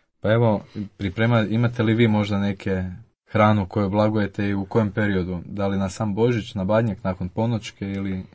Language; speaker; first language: Croatian; native; Croatian